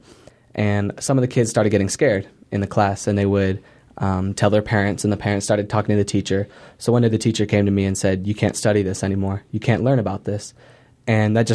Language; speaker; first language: English; native; English